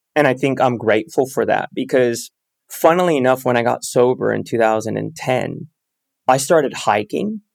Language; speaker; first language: English; native; English